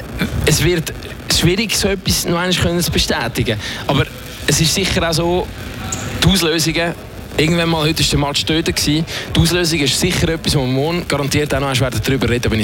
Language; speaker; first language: German; native; German